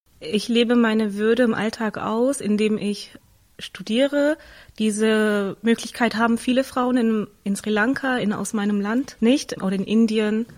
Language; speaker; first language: German; early bilingual, other home language; Tamil